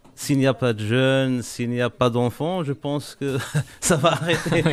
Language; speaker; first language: French; non-native, local second language; Arabic